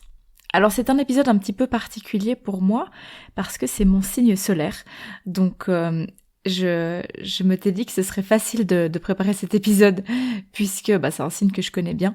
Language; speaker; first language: French; native; French